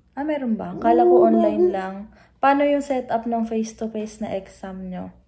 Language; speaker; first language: Filipino; native; Filipino